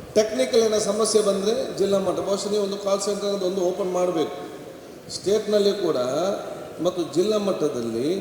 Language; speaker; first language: Kannada; non-native, local second language; Badaga